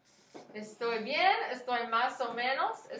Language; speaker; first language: Spanish; non-native, fluent; English